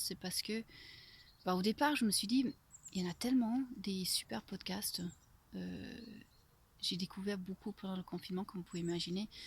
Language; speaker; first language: French; non-native, fluent; English